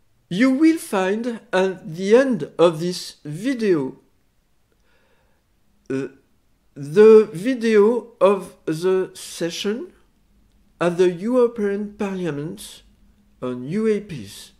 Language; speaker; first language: English; non-native, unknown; French